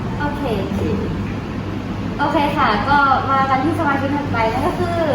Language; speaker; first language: Thai; native; Thai